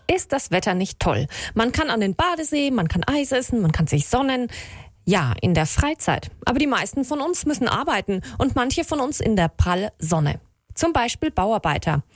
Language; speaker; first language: German; native; German